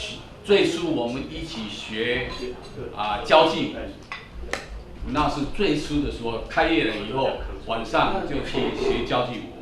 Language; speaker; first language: Chinese; non-native, local second language; Min Nan Chinese